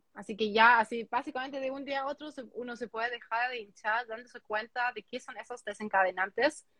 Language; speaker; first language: Spanish; non-native, fluent; German